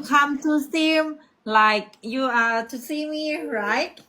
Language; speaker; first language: English; non-native, learner; Thai